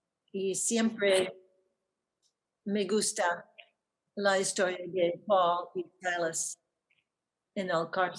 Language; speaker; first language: Spanish; non-native, learner; English